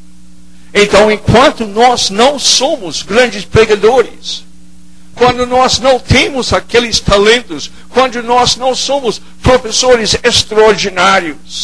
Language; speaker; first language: Portuguese; non-native, fluent; English